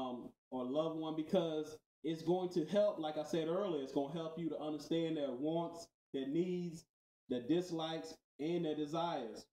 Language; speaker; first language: English; native; English